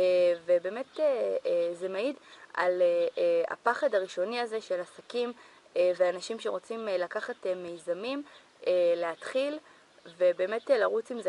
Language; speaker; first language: Hebrew; native; Hebrew